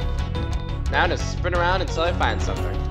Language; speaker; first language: English; native; English